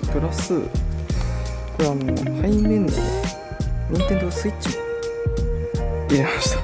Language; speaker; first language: Japanese; native; Japanese